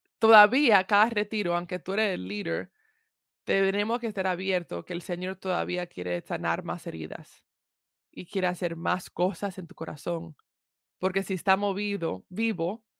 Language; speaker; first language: Spanish; early bilingual, heritage; Spanish